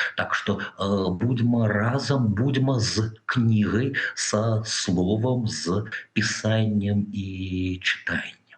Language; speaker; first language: Belarusian; non-native, local second language; Russian